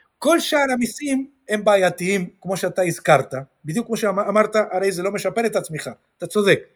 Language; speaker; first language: Hebrew; non-native, fluent; Spanish